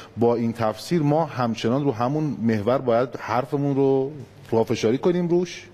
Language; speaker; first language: Persian; native; Persian